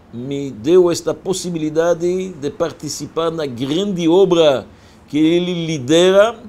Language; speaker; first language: Portuguese; non-native, fluent; French